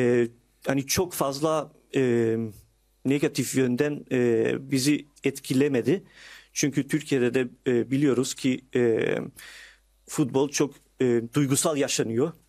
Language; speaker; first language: Turkish; early bilingual, heritage; Turkish